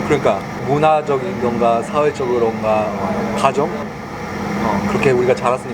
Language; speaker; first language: Korean; early bilingual, heritage; Korean